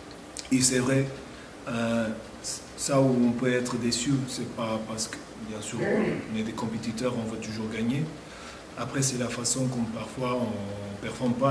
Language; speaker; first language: French; non-native, fluent; Portuguese